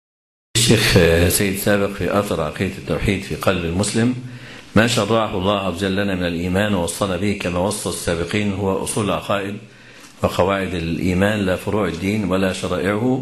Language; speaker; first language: Arabic; native; Arabic